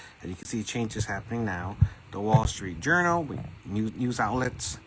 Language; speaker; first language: English; native; English